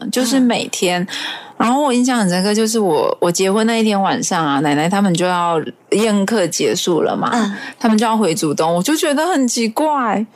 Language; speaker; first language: Chinese; non-native, local second language; Hakka Chinese